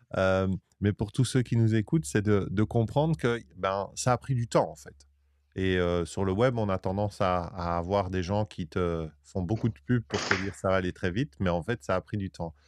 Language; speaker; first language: French; native; French